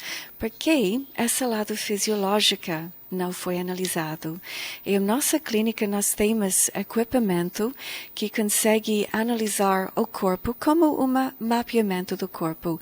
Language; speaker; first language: Portuguese; non-native, fluent; English